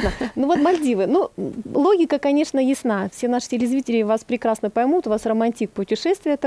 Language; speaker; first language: Russian; native; Russian